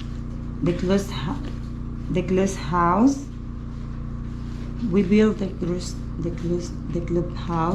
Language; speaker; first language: English; non-native, learner; Spanish